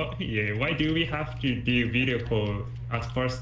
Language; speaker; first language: English; non-native, learner; Japanese